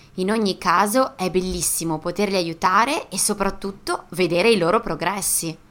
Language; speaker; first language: Italian; native; Italian